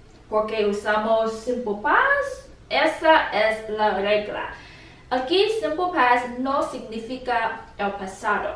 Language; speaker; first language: Spanish; non-native, learner; English